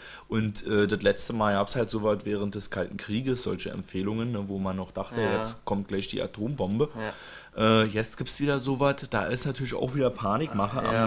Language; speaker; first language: German; native; German